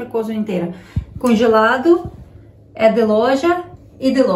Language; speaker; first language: Portuguese; non-native, learner; Ukrainian